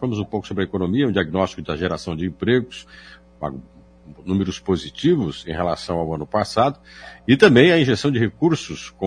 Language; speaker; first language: Portuguese; native; Portuguese